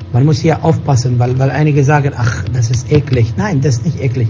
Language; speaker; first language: German; non-native, fluent; Arabic